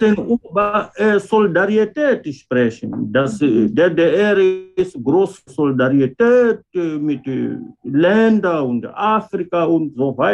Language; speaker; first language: German; non-native, learner; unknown